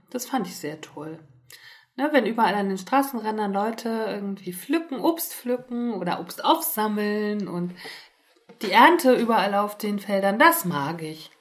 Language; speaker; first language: German; native; German